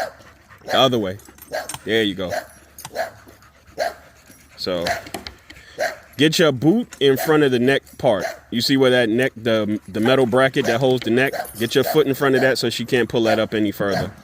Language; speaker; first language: English; native; English